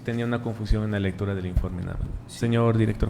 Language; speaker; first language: Spanish; native; Spanish